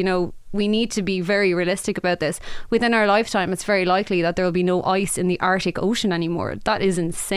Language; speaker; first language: English; native; English